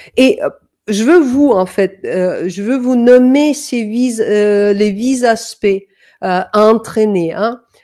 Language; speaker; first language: French; non-native, fluent; Danish